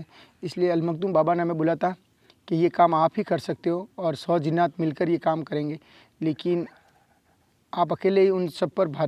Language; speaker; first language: Hindi; native; Hindi